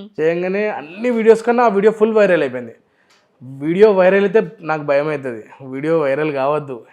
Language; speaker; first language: Telugu; non-native, local second language; Urdu